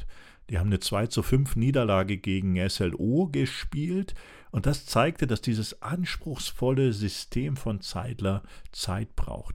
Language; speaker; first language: German; native; German